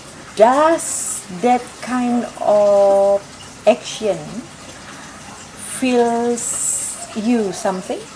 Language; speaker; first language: English; non-native, local second language; Indonesian